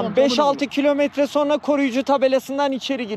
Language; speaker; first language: Turkish; native; Turkish